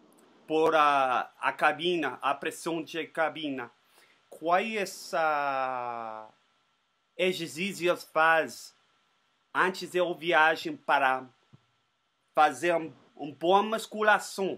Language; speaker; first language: Portuguese; non-native, learner; Spanish